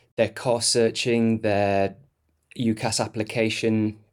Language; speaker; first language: English; native; English